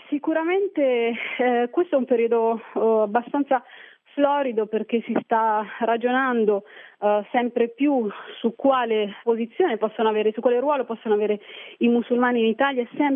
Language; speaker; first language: Italian; early bilingual, other home language; Arabic